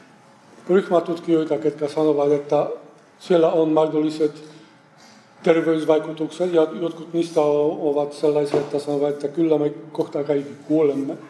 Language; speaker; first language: Finnish; non-native, fluent; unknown